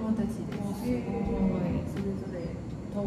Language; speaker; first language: Japanese; non-native, fluent; Chinese